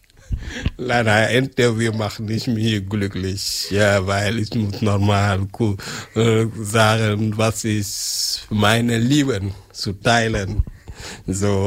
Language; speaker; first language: German; non-native, learner; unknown